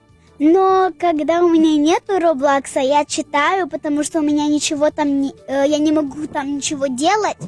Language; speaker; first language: Russian; early bilingual, heritage; English